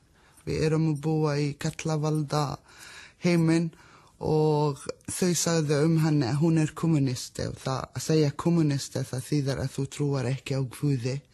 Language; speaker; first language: Icelandic; non-native, learner; Arabic